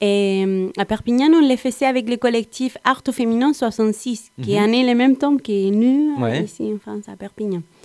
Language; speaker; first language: French; non-native, learner; Spanish